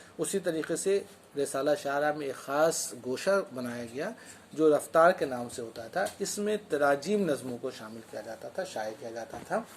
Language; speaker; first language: Urdu; native; Urdu